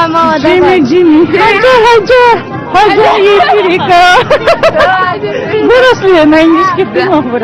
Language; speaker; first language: Russian; native; Russian